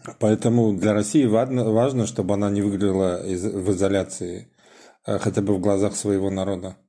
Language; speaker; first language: Russian; non-native, local second language; Tajik